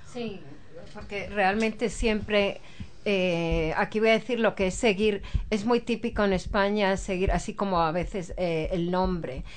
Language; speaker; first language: Spanish; native; Spanish